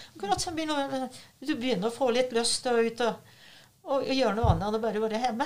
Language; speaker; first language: Norwegian; non-native, fluent; French